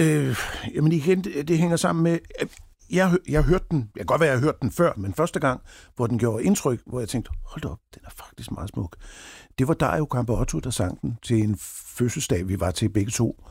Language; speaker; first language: Danish; native; Danish